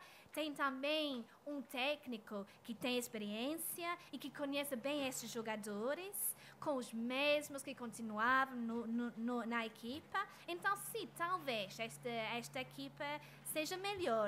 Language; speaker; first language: Portuguese; non-native, fluent; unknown